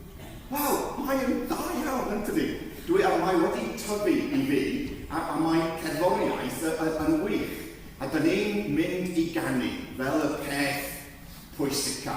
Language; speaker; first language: Welsh; native; Welsh